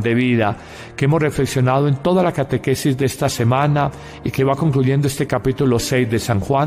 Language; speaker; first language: Spanish; native; Spanish